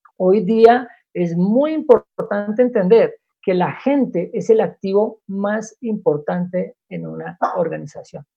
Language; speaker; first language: Spanish; native; Spanish